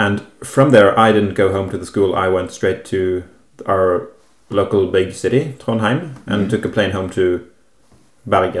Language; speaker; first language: English; non-native, fluent; Norwegian